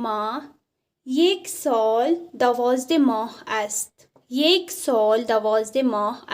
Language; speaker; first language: Persian; non-native, fluent; Urdu